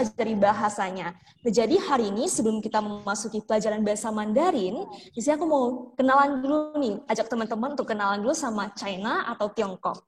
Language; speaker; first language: Indonesian; native; Indonesian